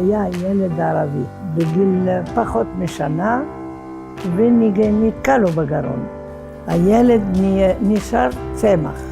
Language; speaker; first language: Hebrew; non-native, fluent; Arabic